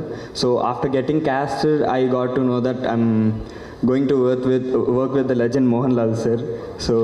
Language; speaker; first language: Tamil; non-native, learner; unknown